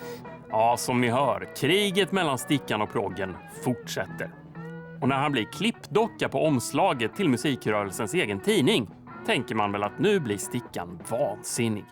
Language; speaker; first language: Swedish; native; Swedish